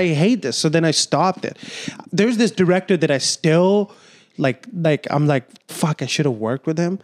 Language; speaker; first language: English; non-native, local second language; Urdu